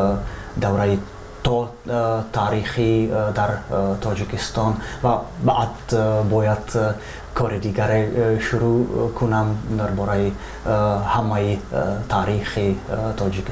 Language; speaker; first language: Persian; non-native, fluent; Czech